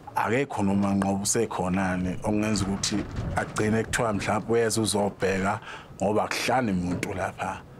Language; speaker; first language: Zulu; native; Zulu